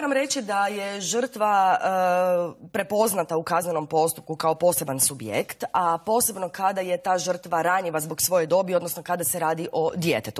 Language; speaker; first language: Croatian; native; Croatian